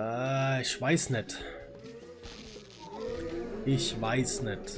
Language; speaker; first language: German; native; German